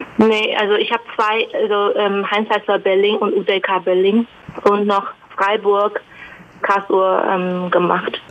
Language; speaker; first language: German; non-native, fluent; Chinese